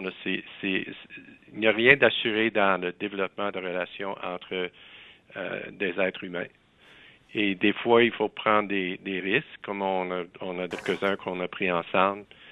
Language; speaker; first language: French; native; French